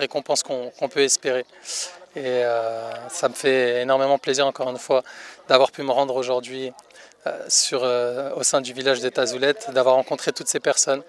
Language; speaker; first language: French; native; French